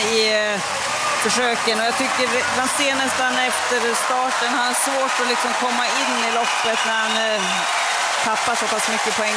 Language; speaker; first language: Swedish; native; Swedish